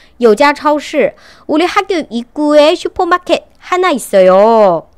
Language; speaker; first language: Korean; non-native, local second language; Chinese